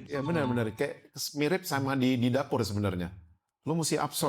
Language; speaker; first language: Indonesian; native; Indonesian